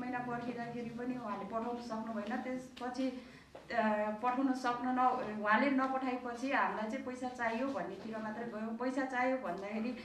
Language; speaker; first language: Nepali; non-native, local second language; Eastern Tamang